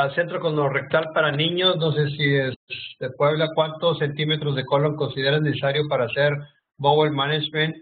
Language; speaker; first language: Spanish; native; Spanish